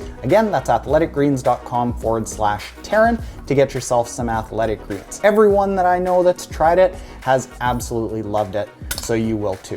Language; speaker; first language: English; native; English